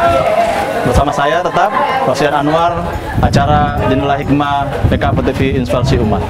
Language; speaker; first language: Indonesian; native; Indonesian